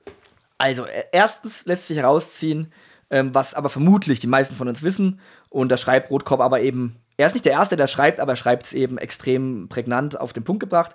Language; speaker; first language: German; native; German